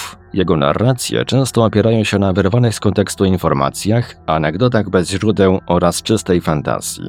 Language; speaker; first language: Polish; native; Polish